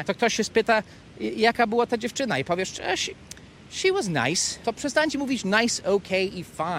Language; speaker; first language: Polish; non-native, fluent; English